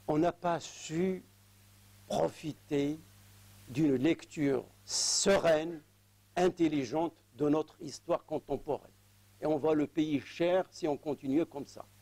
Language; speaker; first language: French; non-native, local second language; Arabic